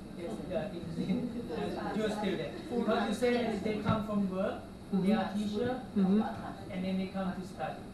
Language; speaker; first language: English; non-native, learner; Thai